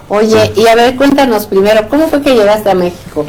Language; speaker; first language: Spanish; native; Spanish